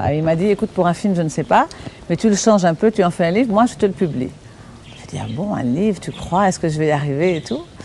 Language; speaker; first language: French; native; French